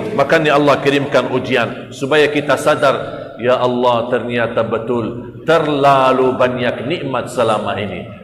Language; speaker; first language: Malay; non-native, fluent; Arabic